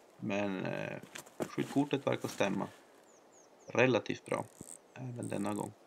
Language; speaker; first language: Swedish; native; Swedish